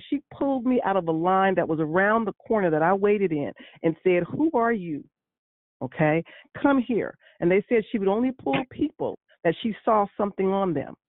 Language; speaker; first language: English; native; English